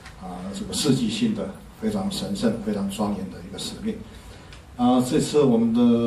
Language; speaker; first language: Chinese; native; Chinese